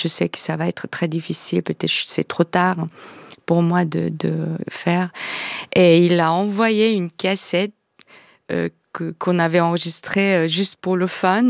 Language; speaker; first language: French; non-native, fluent; Korean